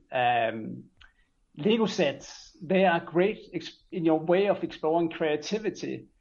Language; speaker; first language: English; non-native, fluent; Danish